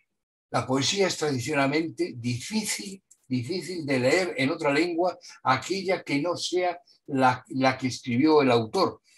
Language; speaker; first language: Spanish; native; Spanish